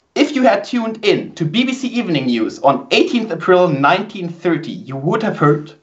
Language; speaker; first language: English; non-native, fluent; German